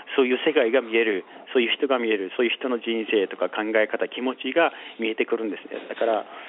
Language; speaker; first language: Japanese; non-native, fluent; Persian